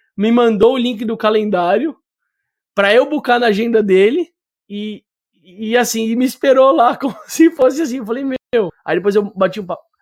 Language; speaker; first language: Portuguese; native; Portuguese